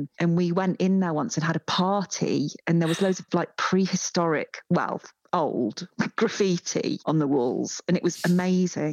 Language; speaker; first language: English; native; English